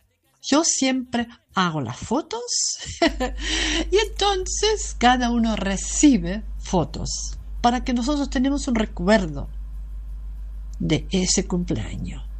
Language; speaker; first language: Spanish; non-native, learner; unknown